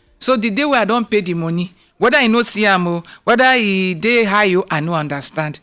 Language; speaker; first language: Nigerian Pidgin; non-native, local second language; Yoruba